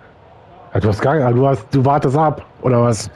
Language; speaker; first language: German; native; German